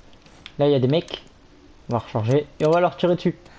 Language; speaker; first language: French; native; French